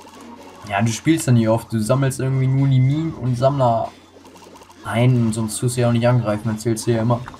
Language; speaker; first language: German; native; German